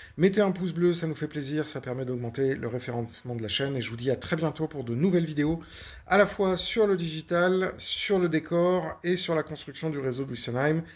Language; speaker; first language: French; native; French